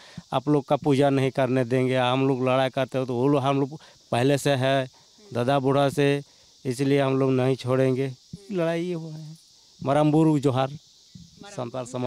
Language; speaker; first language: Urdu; non-native, local second language; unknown